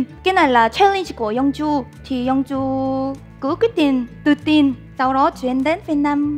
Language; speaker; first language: Vietnamese; non-native, learner; Korean